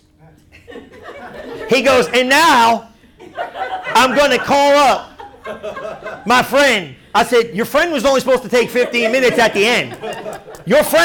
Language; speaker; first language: English; native; English